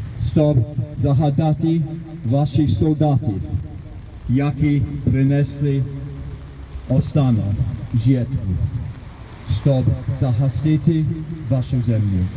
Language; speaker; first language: Polish; non-native, learner; Ukrainian